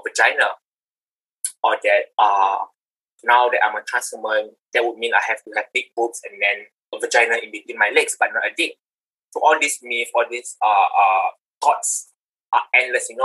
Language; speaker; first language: English; non-native, local second language; Malay